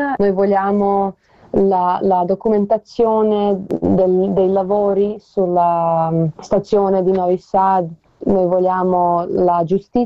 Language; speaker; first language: Italian; non-native, learner; Serbian